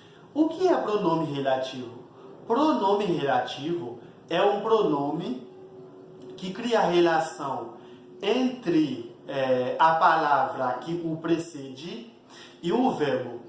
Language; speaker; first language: Portuguese; non-native, fluent; Haitian Creole